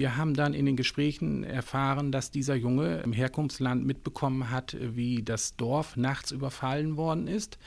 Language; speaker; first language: German; native; German